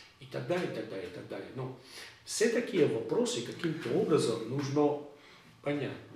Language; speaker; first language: Russian; non-native, learner; Catalan